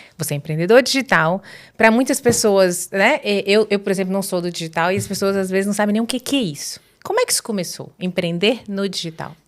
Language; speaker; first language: Portuguese; native; Portuguese